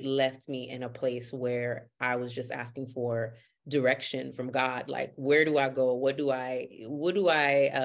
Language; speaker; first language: English; early bilingual, other home language; Haitian Creole